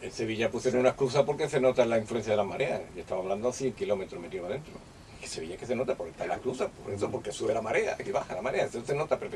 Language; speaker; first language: Spanish; native; Spanish